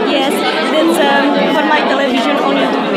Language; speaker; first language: English; non-native, learner; Czech